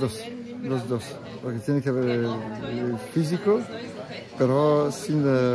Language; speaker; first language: Spanish; non-native, learner; Italian